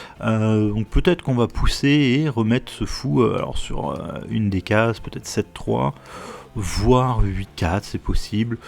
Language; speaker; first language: French; native; French